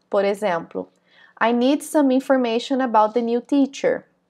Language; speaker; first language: English; non-native, fluent; Portuguese